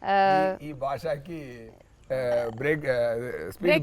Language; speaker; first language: Telugu; non-native, fluent; Tamil